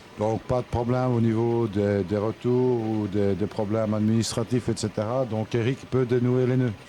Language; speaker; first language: French; native; French